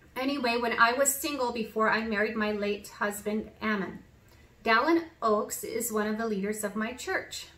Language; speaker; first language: English; native; English